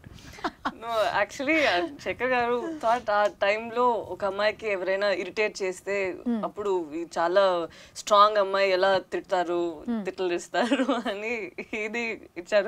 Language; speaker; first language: Telugu; non-native, local second language; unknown